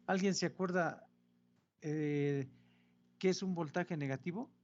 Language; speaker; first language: Spanish; native; Spanish